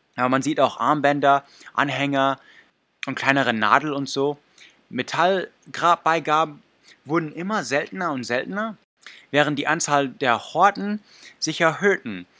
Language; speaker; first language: German; non-native, fluent; English